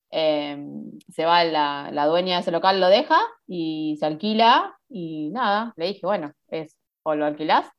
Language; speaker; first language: Spanish; native; Spanish